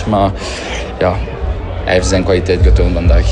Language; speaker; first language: Dutch; non-native, fluent; French